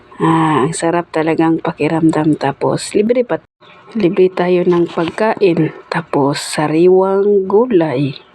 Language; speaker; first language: Filipino; non-native, local second language; Cebuano